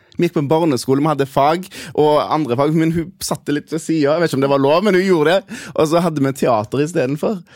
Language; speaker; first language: Norwegian; early bilingual, other home language; Hindi